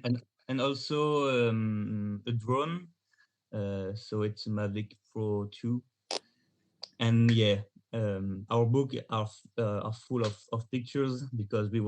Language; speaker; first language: English; non-native, learner; French